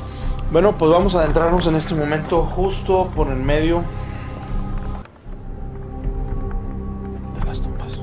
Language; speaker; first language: Spanish; native; Spanish